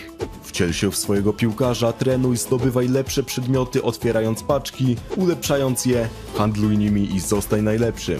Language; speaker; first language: Polish; native; Polish